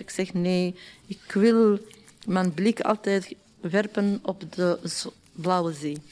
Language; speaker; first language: Dutch; non-native, learner; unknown